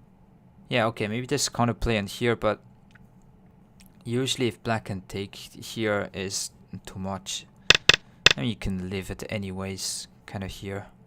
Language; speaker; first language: English; non-native, fluent; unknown